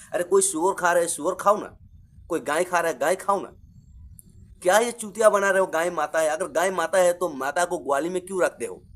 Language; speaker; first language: Hindi; non-native, local second language; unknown